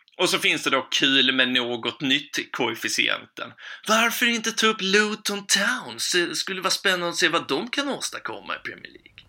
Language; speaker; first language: Swedish; native; Swedish